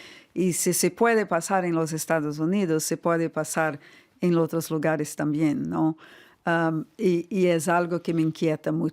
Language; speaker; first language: Spanish; non-native, fluent; Portuguese